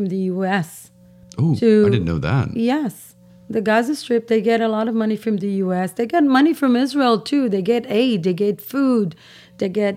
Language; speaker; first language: English; non-native, fluent; Persian